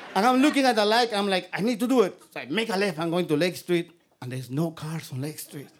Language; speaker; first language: English; non-native, fluent; Spanish